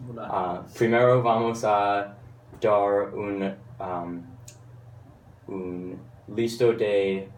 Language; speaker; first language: Spanish; non-native, learner; English